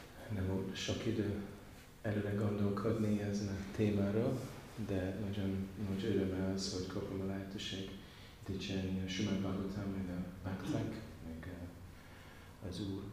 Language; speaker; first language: Hungarian; non-native, learner; English